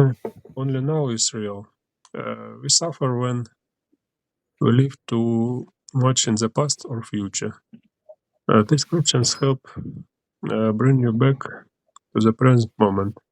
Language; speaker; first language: English; non-native, learner; Ukrainian